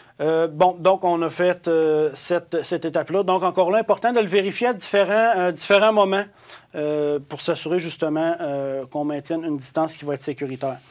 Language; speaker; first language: French; native; French